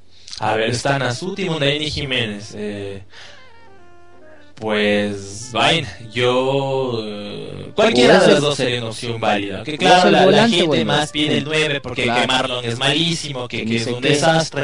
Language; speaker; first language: Spanish; native; Spanish